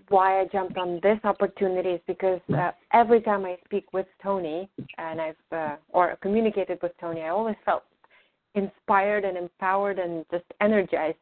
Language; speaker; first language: English; non-native, fluent; Ukrainian